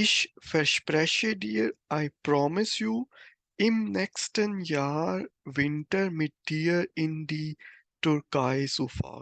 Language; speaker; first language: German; non-native, fluent; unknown